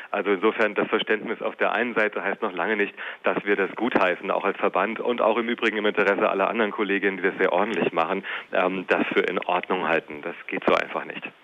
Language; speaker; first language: German; native; German